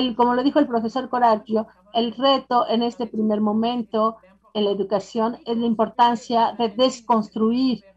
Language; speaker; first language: Spanish; non-native, fluent; French